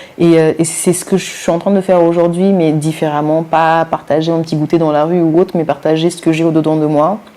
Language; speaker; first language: French; non-native, local second language; Wolof